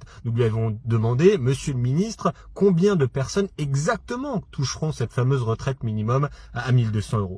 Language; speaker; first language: French; native; French